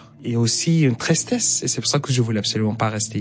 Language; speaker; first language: French; non-native, fluent; Arabic